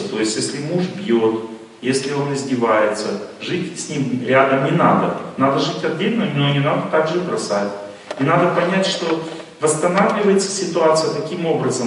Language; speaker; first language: Russian; native; Russian